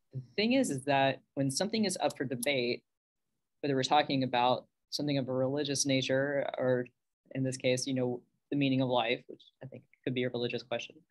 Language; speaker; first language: English; native; English